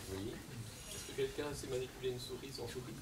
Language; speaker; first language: French; native; French